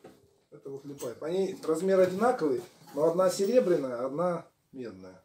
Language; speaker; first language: Russian; native; Russian